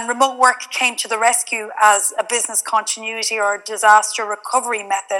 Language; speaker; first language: English; native; English